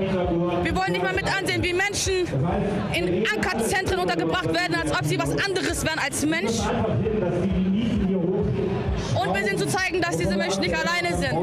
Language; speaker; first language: German; native; German